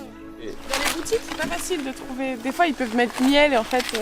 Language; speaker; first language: French; native; French